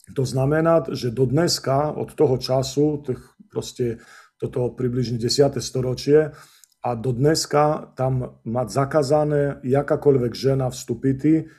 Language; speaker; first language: Slovak; non-native, local second language; Rusyn